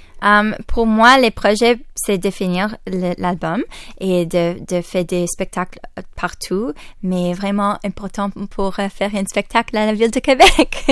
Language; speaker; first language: French; non-native, local second language; English